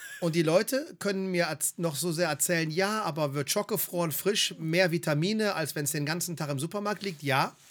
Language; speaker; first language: German; native; German